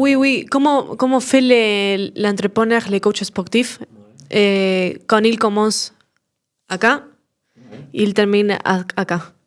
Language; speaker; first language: French; non-native, learner; Spanish